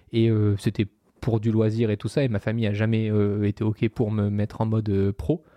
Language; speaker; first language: French; native; French